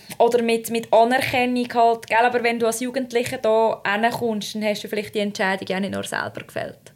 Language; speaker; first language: German; native; German